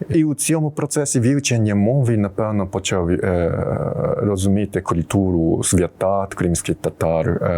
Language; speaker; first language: Ukrainian; non-native, fluent; Japanese